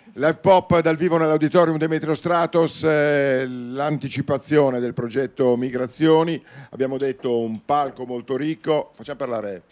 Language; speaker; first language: Italian; native; Italian